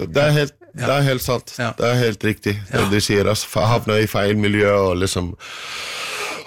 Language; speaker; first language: Norwegian; non-native, fluent; English